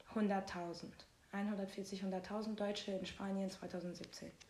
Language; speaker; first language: German; non-native, fluent; Persian